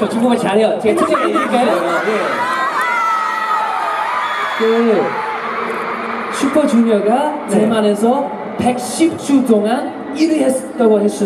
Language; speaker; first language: Korean; non-native, fluent; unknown